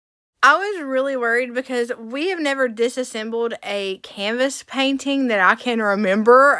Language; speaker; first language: English; native; English